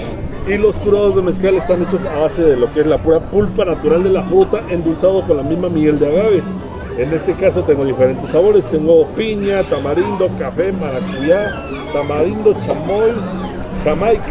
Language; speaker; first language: Spanish; native; Spanish